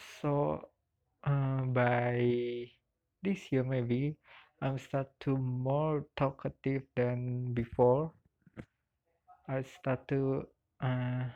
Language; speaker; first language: English; non-native, learner; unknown